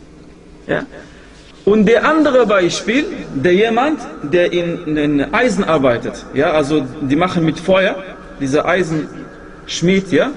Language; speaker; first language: German; non-native, fluent; Arabic